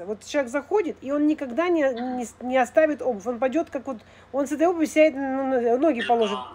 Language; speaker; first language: Russian; native; Russian